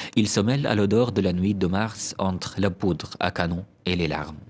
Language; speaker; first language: French; non-native, fluent; Arabic